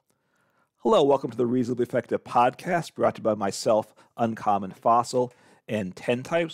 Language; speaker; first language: English; native; English